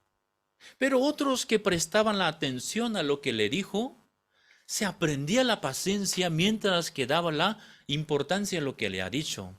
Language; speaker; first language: Spanish; non-native, fluent; Korean